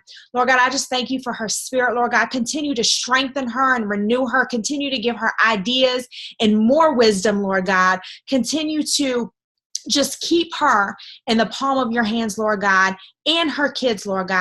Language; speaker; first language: English; native; English